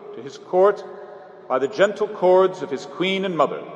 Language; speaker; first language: English; native; English